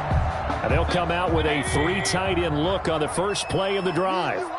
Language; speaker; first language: English; native; English